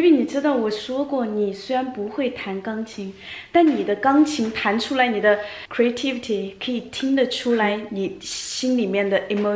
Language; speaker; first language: Chinese; native; Chinese